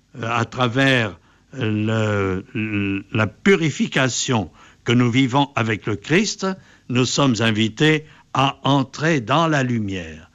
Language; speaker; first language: French; native; French